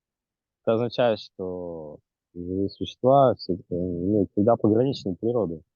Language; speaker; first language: Russian; native; Russian